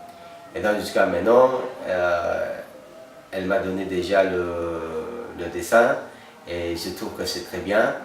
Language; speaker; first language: French; non-native, fluent; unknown